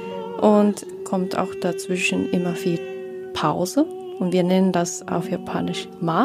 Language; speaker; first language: German; non-native, learner; Japanese